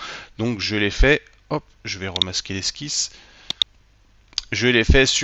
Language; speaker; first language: French; native; French